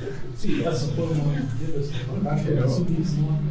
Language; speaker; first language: Spanish; non-native, learner; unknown